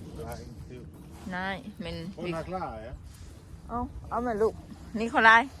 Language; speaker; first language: Danish; non-native, learner; Thai